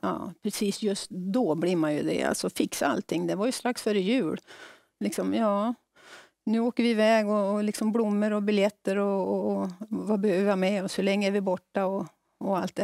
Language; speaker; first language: Swedish; native; Swedish